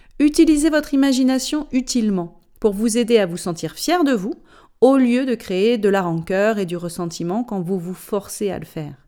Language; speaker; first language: French; native; French